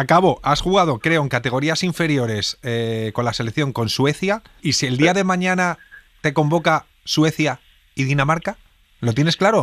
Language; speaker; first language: Spanish; native; Spanish